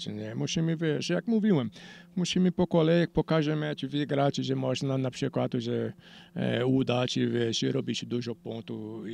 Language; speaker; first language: Polish; non-native, learner; Portuguese